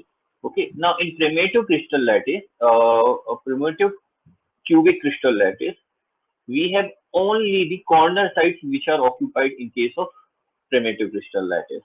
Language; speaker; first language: English; non-native, local second language; Hindi